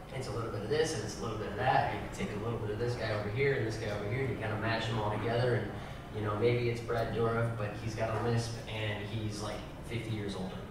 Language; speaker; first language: English; native; English